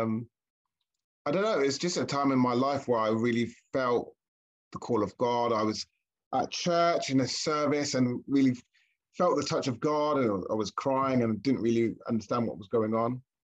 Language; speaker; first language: English; native; English